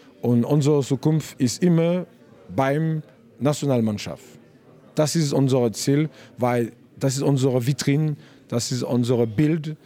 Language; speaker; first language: German; non-native, learner; French